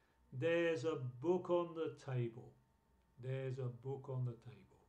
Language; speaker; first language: English; native; English